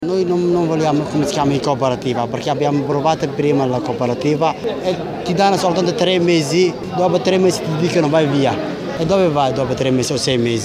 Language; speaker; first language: Italian; non-native, fluent; Somali